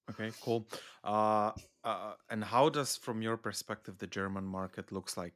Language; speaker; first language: English; non-native, fluent; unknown